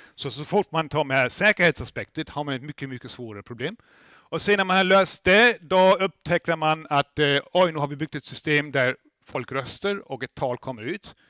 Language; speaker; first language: Swedish; non-native, fluent; German